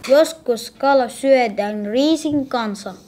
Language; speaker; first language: Finnish; non-native, learner; Arabic